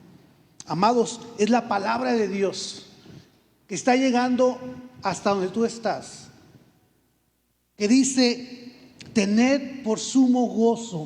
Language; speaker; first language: Spanish; native; Spanish